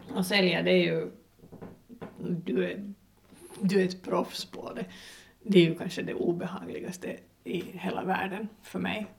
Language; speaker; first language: Swedish; native; Swedish